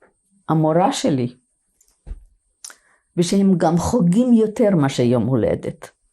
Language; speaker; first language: Hebrew; non-native, fluent; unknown